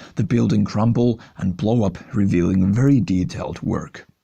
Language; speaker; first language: English; non-native, fluent; Finnish